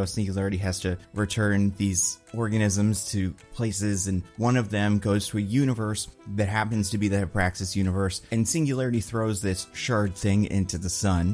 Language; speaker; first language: English; native; English